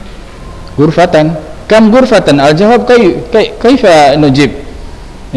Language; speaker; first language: Arabic; non-native, fluent; Indonesian